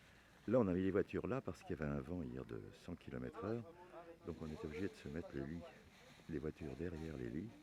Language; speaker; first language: French; native; French